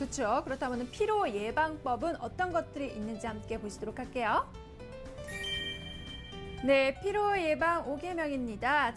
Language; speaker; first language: Korean; native; Korean